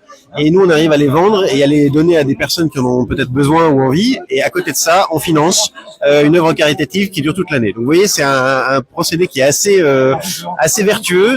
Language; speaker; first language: French; native; French